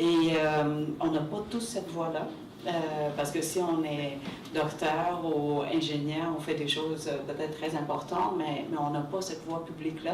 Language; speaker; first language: French; early bilingual, other home language; Vietnamese